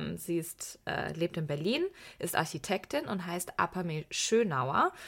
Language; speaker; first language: German; early bilingual, other home language; Persian